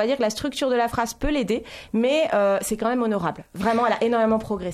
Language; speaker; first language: French; native; French